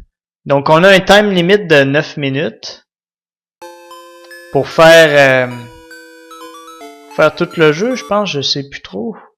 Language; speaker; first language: French; native; French